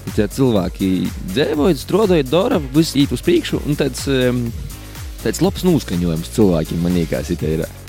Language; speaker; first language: Latvian; native; Latvian